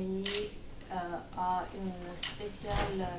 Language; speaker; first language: French; non-native, fluent; Armenian